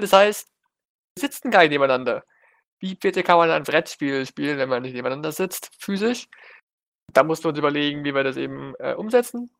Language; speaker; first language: German; native; German